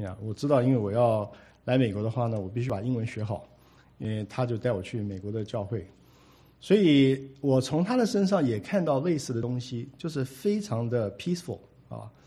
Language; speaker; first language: Chinese; native; Chinese